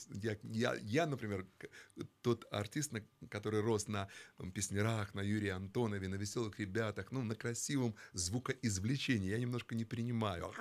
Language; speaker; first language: Russian; native; Russian